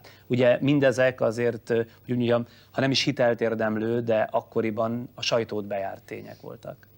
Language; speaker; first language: Hungarian; native; Hungarian